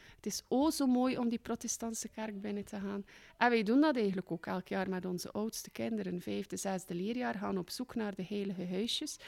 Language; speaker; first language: Dutch; native; Dutch